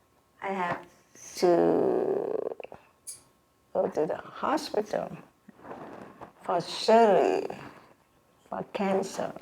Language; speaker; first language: English; non-native, learner; Vietnamese